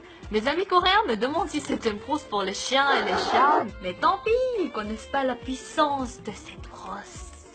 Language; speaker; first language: French; non-native, fluent; Korean